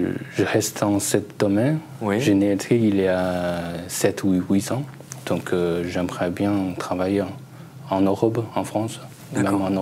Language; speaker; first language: French; non-native, learner; Chinese